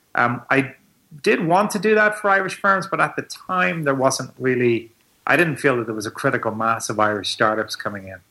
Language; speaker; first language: English; native; English